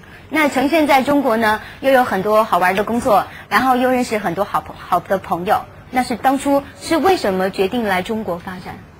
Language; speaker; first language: Chinese; native; Chinese